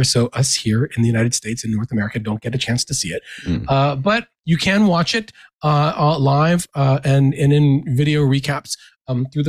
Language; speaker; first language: English; native; English